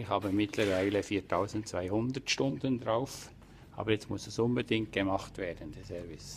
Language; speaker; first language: German; native; German